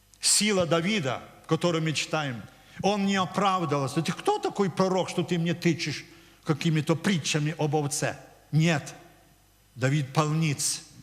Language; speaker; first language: Russian; non-native, local second language; Ukrainian